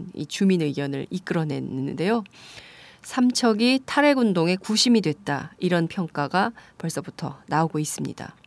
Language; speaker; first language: Korean; native; Korean